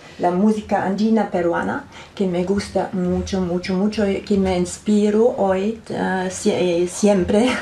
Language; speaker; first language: Spanish; non-native, learner; German